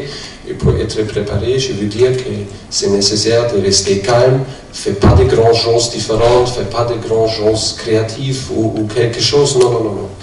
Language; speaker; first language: French; non-native, fluent; German